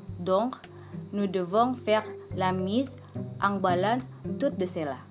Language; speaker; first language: French; non-native, learner; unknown